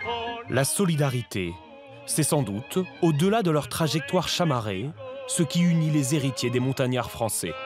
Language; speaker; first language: French; native; French